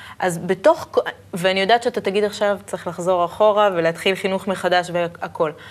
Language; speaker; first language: Hebrew; native; Hebrew